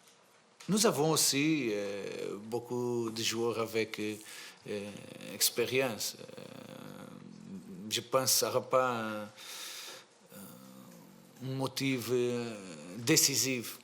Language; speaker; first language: French; non-native, fluent; Portuguese